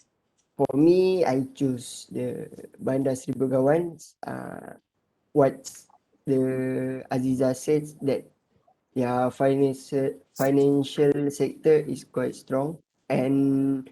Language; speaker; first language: English; non-native, learner; Malay